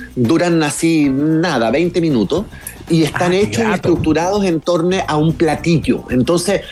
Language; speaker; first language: Spanish; native; Spanish